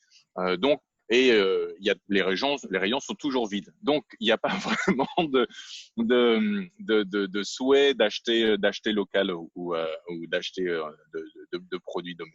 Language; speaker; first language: French; native; French